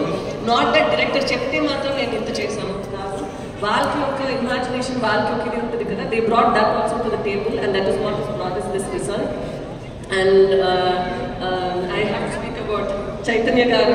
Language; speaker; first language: Telugu; non-native, local second language; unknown